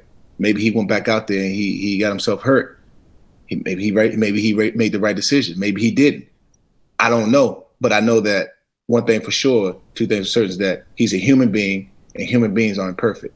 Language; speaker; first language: English; native; English